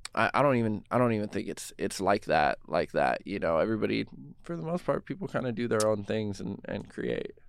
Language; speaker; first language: English; native; English